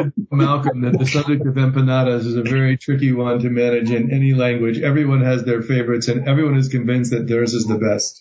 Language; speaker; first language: English; native; English